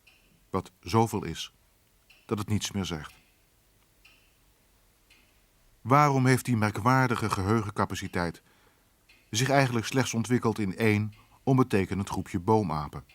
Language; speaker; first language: Dutch; native; Dutch